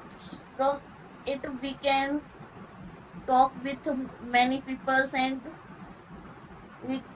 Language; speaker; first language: English; non-native, learner; Hindi